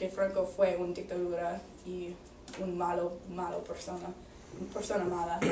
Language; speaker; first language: Spanish; non-native, learner; English